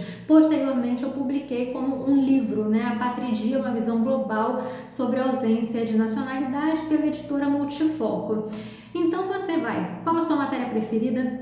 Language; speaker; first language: Portuguese; native; Portuguese